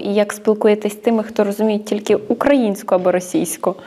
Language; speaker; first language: Ukrainian; native; Ukrainian